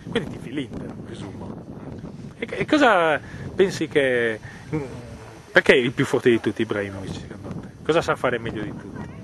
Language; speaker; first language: Italian; native; Italian